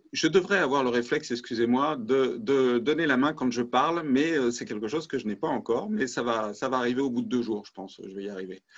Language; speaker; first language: French; native; French